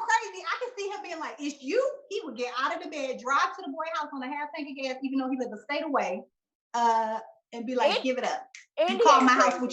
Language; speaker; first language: English; native; English